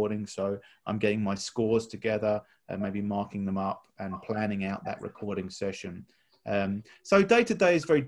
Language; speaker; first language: English; native; English